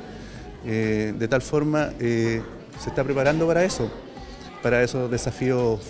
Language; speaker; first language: Spanish; native; Spanish